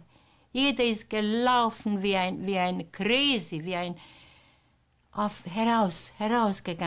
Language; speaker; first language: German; non-native, learner; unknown